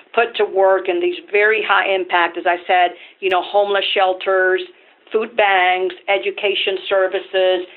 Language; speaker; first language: English; non-native, fluent; Spanish